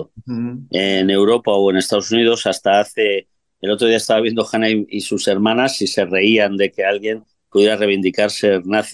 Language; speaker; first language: Spanish; native; Spanish